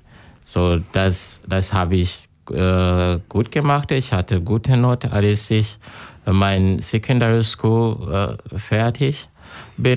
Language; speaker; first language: German; non-native, learner; Kinyarwanda